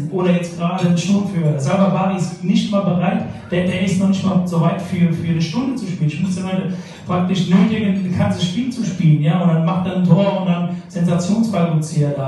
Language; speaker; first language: German; native; German